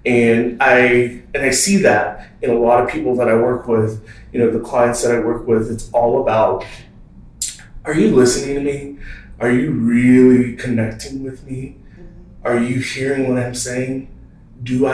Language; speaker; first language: English; native; English